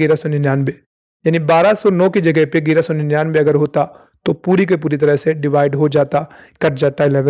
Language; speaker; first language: Hindi; native; Hindi